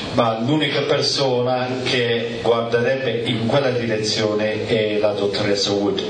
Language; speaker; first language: Italian; native; Italian